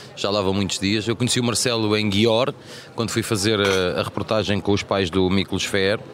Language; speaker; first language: Portuguese; native; Portuguese